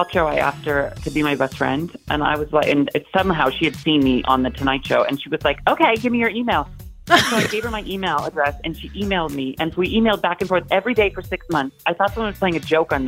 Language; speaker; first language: English; native; English